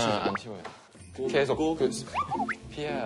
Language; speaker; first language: Korean; non-native, fluent; French